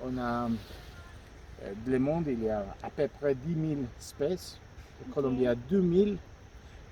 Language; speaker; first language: French; non-native, fluent; Spanish